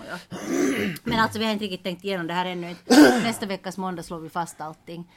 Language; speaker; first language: Swedish; native; Swedish